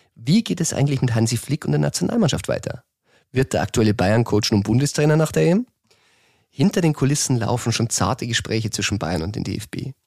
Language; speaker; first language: German; native; German